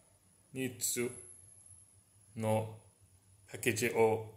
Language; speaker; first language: Japanese; non-native, learner; English